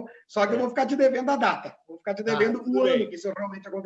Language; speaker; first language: Portuguese; native; Portuguese